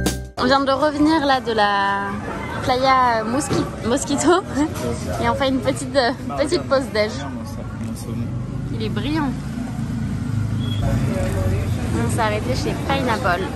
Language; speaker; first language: French; native; French